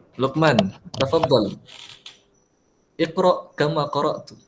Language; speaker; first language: Arabic; non-native, fluent; Malay